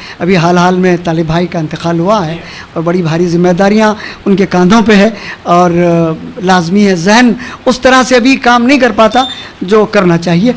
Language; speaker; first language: Urdu; native; Urdu